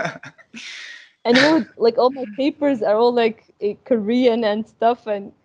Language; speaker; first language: English; early bilingual, other home language; Arabic